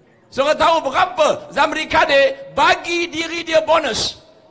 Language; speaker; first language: Malay; native; Malay